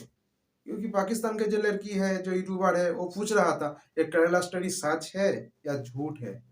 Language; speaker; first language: Hindi; non-native, local second language; Bangla